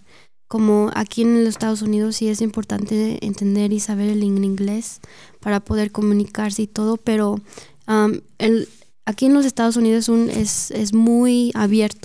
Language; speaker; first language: Spanish; early bilingual, heritage; Spanish